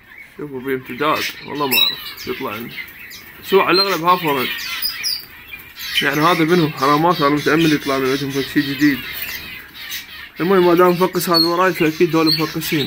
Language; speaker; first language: Arabic; native; Arabic